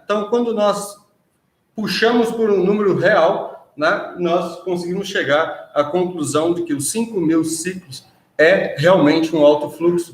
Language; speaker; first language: Portuguese; native; Portuguese